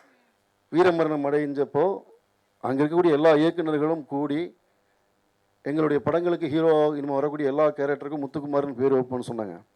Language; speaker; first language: Tamil; native; Tamil